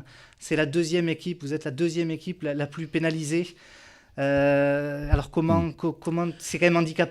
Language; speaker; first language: French; native; French